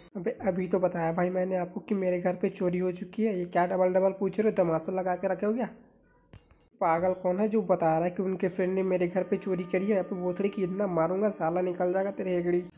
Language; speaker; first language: Hindi; native; Hindi